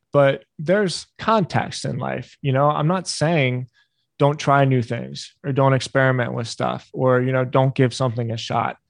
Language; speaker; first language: English; native; English